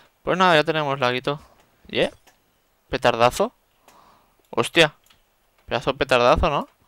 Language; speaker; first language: Spanish; native; Spanish